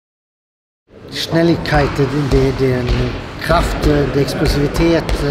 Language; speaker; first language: German; non-native, fluent; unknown